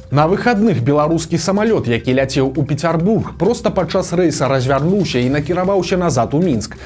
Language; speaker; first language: Belarusian; native; Belarusian